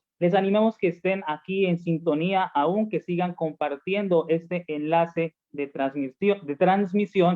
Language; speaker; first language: Spanish; native; Spanish